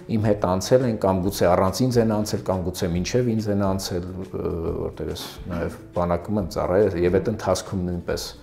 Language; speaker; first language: Armenian; early bilingual, other home language; Russian